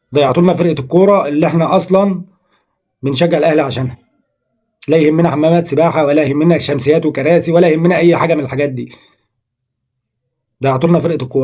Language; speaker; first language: Arabic; native; Arabic